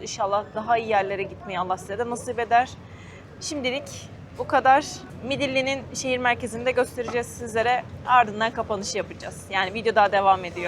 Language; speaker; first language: Turkish; native; Turkish